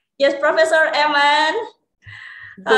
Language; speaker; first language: English; non-native, learner; Indonesian